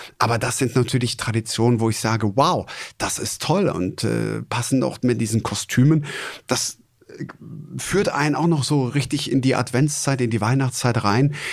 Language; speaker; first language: German; native; German